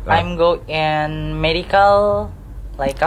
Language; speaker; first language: English; non-native, learner; Indonesian